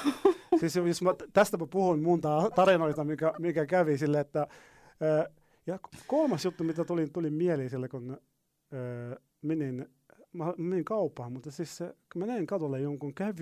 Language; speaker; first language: Finnish; non-native, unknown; Arabic